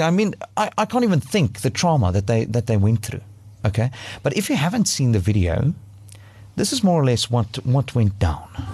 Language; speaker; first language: English; non-native, local second language; Afrikaans